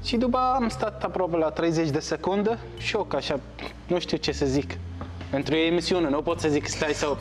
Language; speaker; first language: Romanian; non-native, learner; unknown